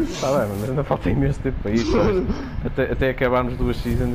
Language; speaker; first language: Portuguese; native; Portuguese